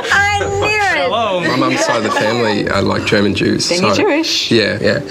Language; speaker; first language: English; native; English